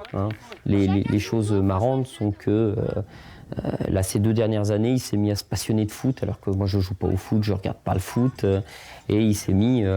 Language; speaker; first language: French; early bilingual, other home language; Portuguese